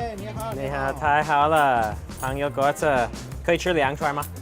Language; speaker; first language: Chinese; non-native, learner; English